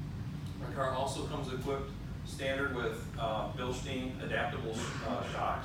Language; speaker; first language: English; native; English